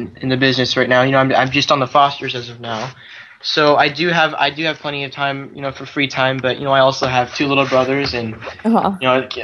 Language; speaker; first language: English; native; English